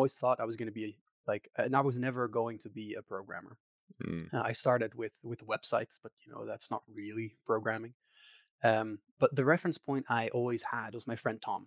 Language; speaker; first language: English; non-native, fluent; Dutch